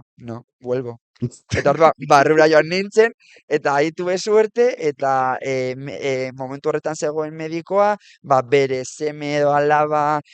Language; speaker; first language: Basque; non-native, local second language; Spanish